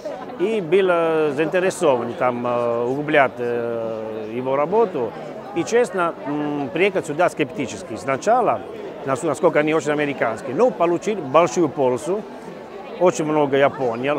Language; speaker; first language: Russian; non-native, fluent; Italian